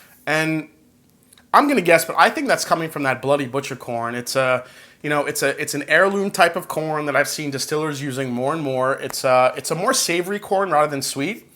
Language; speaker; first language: English; native; English